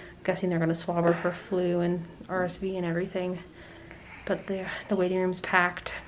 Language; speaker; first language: English; native; English